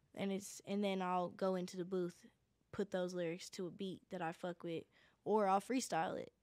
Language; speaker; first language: English; native; English